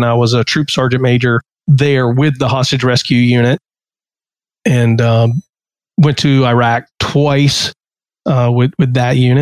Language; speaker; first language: English; native; English